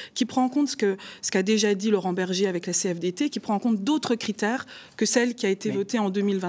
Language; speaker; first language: French; native; French